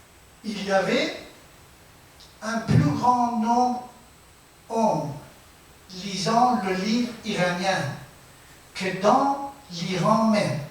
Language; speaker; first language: French; non-native, fluent; Persian